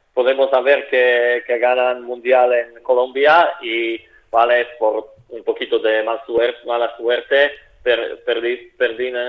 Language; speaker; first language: Spanish; non-native, fluent; Slovak